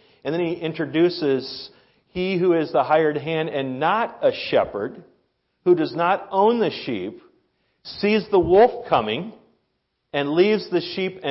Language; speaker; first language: English; native; English